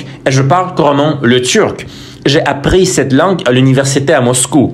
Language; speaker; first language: French; non-native, fluent; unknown